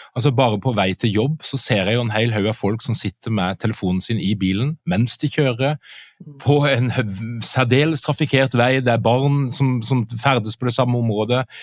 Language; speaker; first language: Norwegian; native; Norwegian